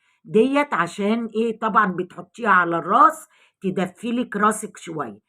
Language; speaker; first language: Arabic; native; Arabic